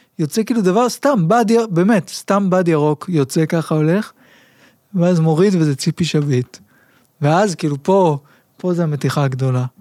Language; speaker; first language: Hebrew; native; Hebrew